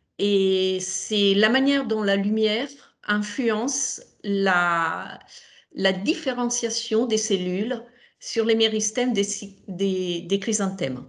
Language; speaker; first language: French; non-native, fluent; Italian